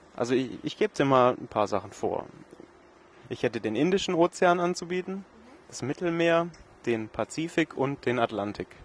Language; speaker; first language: German; native; German